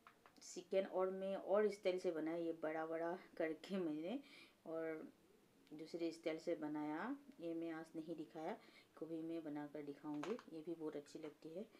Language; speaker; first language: Hindi; non-native, local second language; Assamese